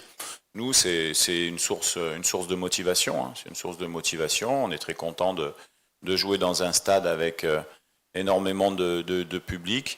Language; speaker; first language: French; native; French